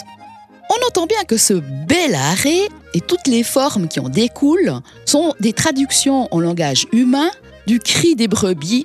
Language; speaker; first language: French; native; French